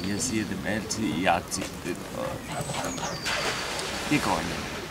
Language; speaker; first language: Danish; non-native, learner; Turkish